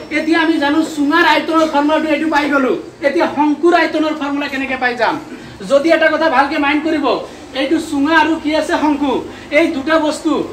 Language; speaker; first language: Assamese; non-native, local second language; Bangla